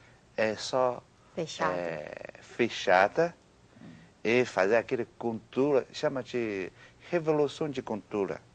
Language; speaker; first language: Portuguese; non-native, learner; Chinese